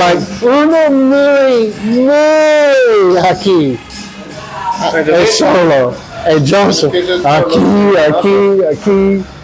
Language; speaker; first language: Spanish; non-native, learner; English